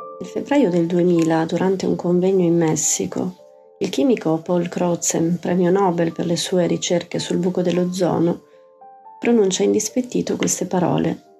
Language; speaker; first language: Italian; native; Italian